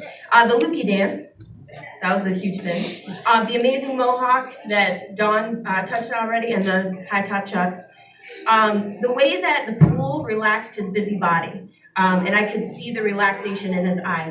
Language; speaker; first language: English; native; English